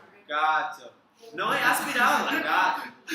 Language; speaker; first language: Portuguese; non-native, learner; English